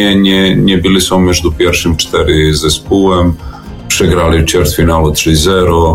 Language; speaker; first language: Polish; non-native, fluent; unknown